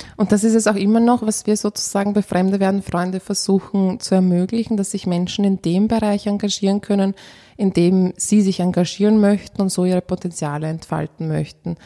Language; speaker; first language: German; early bilingual, other home language; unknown